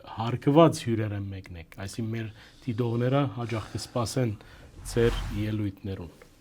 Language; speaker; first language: Armenian; native; Armenian